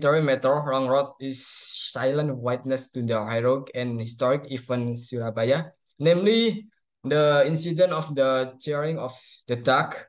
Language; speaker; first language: English; non-native, learner; Indonesian